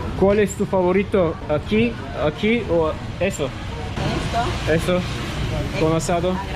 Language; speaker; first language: Spanish; non-native, learner; Turkish